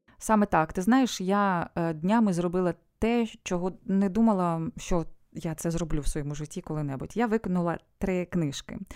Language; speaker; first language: Ukrainian; non-native, local second language; Russian